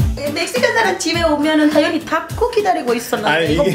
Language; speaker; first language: Korean; non-native, fluent; Spanish